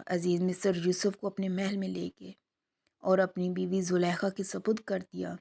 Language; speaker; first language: Urdu; native; Urdu